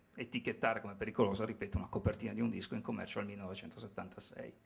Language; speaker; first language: Italian; native; Italian